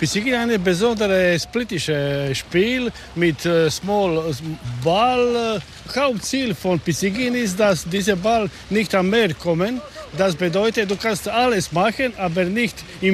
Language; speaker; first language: German; non-native, learner; Croatian